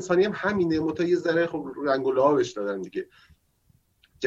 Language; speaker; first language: Persian; native; Persian